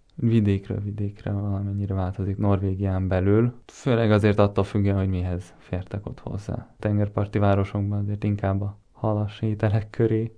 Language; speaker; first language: Hungarian; early bilingual, heritage; Hungarian